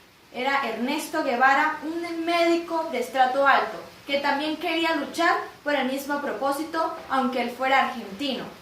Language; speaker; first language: Spanish; native; Spanish